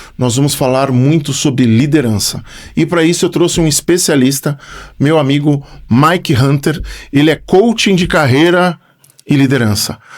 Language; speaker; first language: Portuguese; native; Portuguese